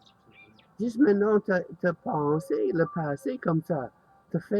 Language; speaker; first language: French; non-native, learner; English